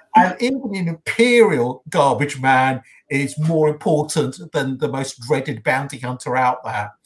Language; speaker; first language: English; native; English